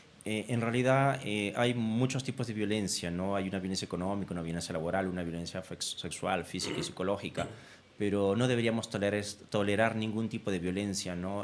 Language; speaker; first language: Spanish; native; Spanish